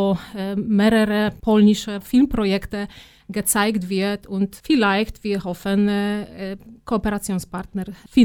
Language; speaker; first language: German; non-native, fluent; Polish